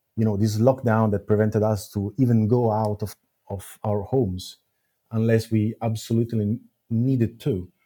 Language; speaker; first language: English; non-native, fluent; Italian